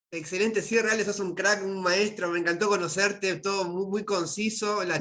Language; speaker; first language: Spanish; native; Spanish